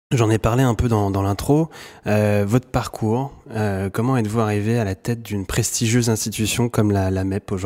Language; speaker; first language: French; native; French